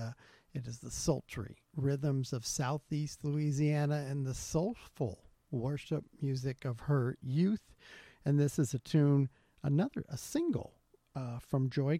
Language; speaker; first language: English; native; English